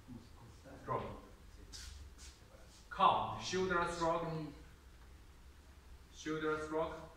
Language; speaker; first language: English; non-native, learner; Chinese